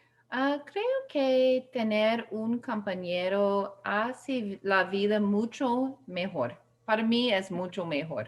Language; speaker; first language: Spanish; non-native, learner; English